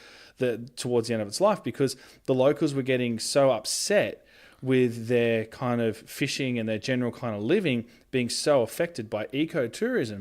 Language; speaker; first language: English; native; English